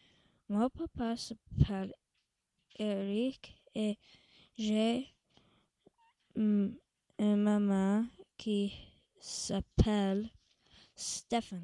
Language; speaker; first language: French; non-native, learner; English